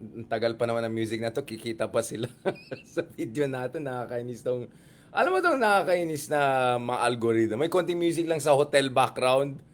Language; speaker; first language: Filipino; native; Filipino